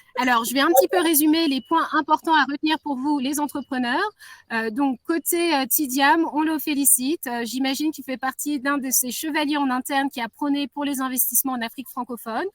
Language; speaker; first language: French; non-native, local second language; Swahili